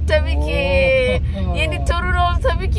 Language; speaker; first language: Turkish; non-native, learner; Indonesian